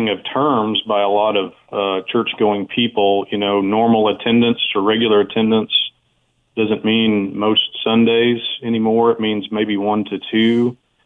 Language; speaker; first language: English; native; English